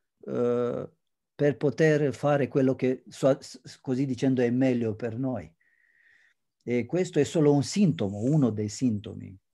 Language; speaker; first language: Italian; non-native, fluent; Romanian